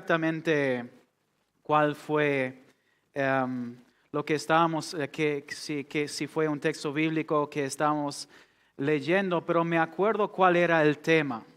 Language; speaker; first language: Spanish; non-native, fluent; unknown